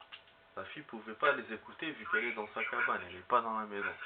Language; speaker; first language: French; native; French